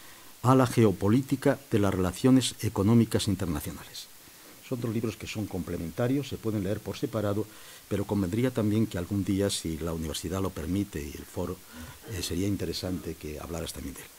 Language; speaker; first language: Spanish; native; Spanish